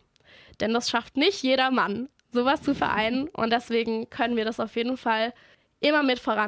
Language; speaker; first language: German; native; German